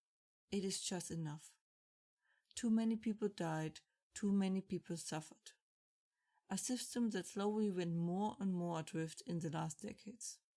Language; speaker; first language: English; non-native, fluent; German